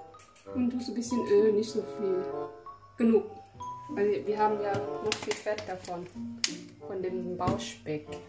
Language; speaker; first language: German; non-native, fluent; Thai